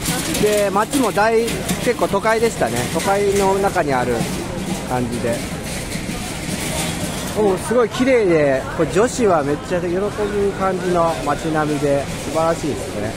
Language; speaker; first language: Japanese; native; Japanese